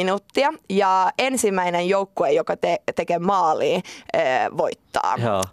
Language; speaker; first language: Finnish; non-native, learner; Swedish